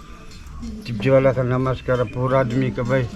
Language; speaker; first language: Hindi; non-native, local second language; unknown